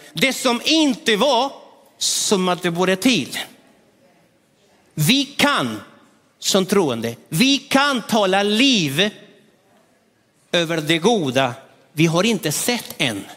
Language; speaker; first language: Swedish; non-native, fluent; Spanish